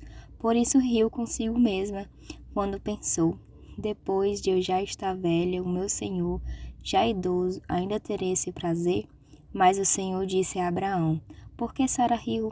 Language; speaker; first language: Portuguese; native; Portuguese